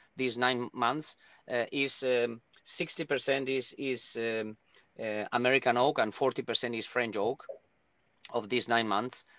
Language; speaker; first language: English; non-native, fluent; Spanish